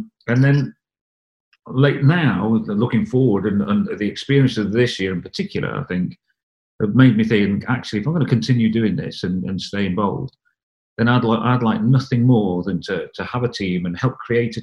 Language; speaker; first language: English; native; English